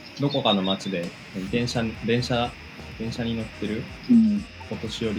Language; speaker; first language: Japanese; native; Japanese